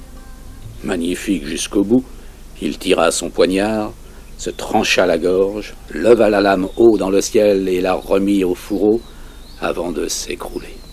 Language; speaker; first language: French; native; French